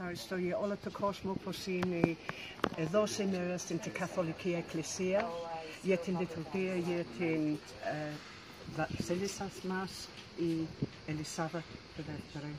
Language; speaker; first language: Greek; non-native, learner; English